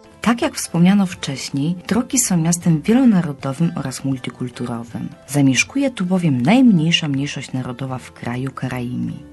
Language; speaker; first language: Polish; native; Polish